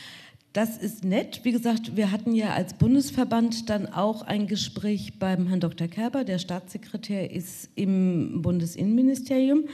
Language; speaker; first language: German; native; German